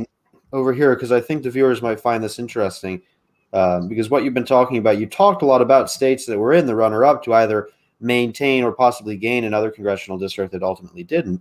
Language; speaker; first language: English; native; English